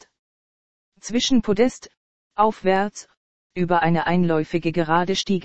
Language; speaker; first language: German; native; German